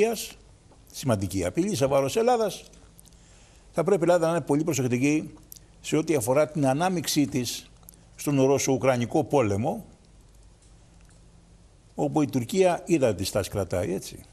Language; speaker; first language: Greek; native; Greek